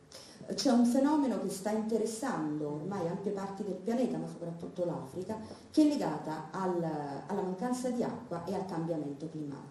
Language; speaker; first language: Italian; native; Italian